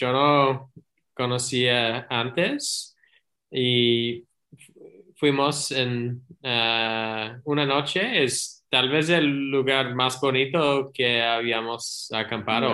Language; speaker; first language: Spanish; non-native, learner; English